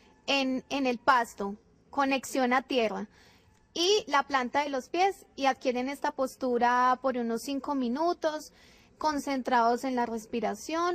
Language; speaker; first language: Spanish; native; Spanish